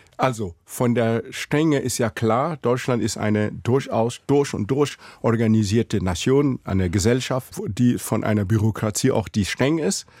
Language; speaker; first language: German; non-native, fluent; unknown